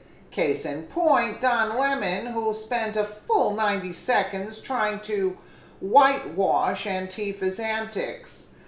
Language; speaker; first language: English; native; English